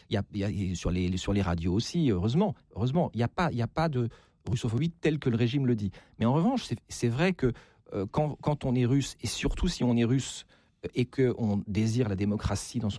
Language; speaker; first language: French; native; French